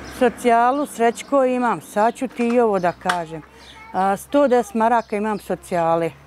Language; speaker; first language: Bosnian; native; Bosnian